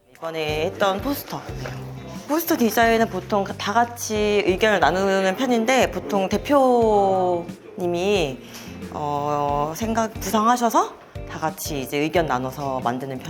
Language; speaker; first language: Korean; early bilingual, heritage; Korean